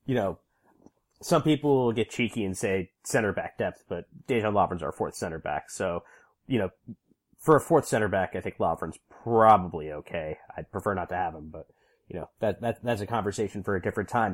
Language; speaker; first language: English; native; English